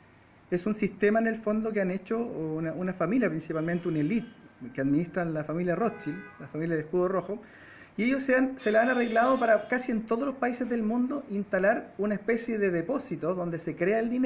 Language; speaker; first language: Spanish; native; Spanish